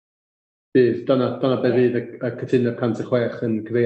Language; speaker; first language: Welsh; native; Welsh